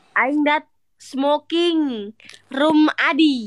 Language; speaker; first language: English; non-native, learner; Indonesian